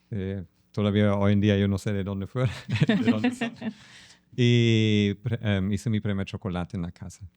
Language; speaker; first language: Spanish; non-native, fluent; German